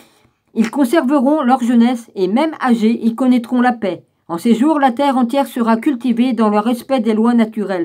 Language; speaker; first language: French; native; French